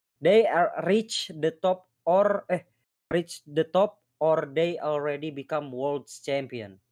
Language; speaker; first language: English; non-native, learner; Indonesian